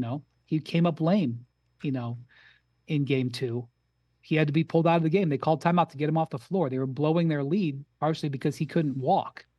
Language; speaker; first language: English; native; English